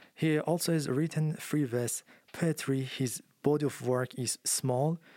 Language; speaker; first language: English; non-native, fluent; Persian